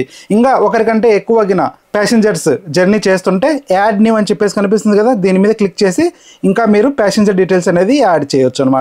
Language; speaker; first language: Telugu; native; Telugu